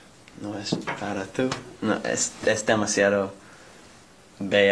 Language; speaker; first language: Spanish; non-native, learner; English